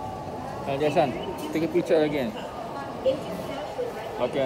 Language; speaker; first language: English; non-native, learner; Indonesian